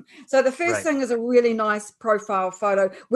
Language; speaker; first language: English; native; English